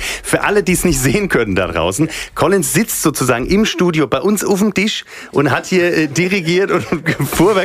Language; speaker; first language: German; native; German